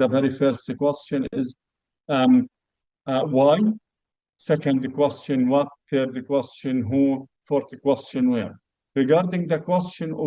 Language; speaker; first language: English; non-native, fluent; Arabic